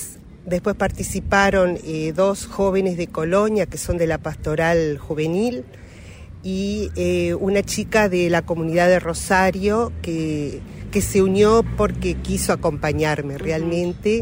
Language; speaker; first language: Spanish; native; Spanish